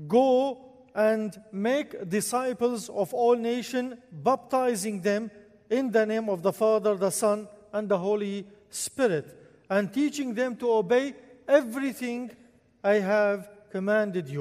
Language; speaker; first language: English; non-native, fluent; Arabic